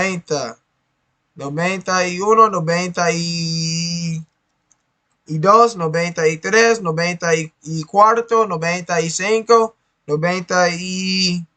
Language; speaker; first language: Spanish; non-native, learner; English